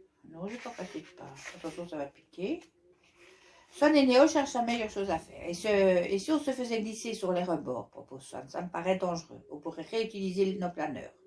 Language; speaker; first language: French; native; French